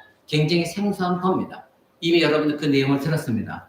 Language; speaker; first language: Korean; native; Korean